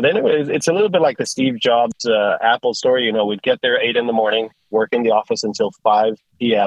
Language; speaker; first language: English; non-native, fluent; Spanish